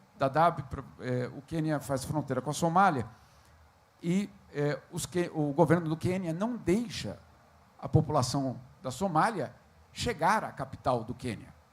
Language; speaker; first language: Portuguese; native; Portuguese